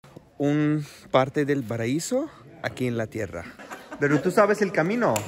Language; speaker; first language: Spanish; non-native, fluent; Arabic